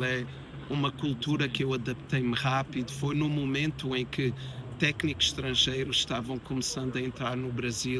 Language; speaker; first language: Portuguese; early bilingual, heritage; English